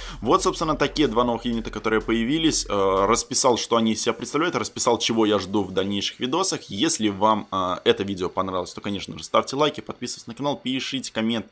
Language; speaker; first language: Russian; native; Russian